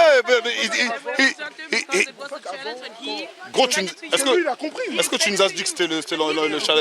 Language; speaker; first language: French; native; French